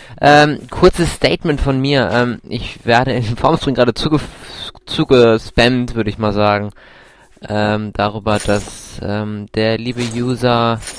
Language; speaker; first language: German; native; German